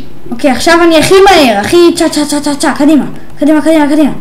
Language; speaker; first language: Hebrew; native; Hebrew